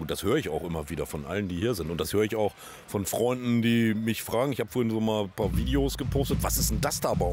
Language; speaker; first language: German; native; German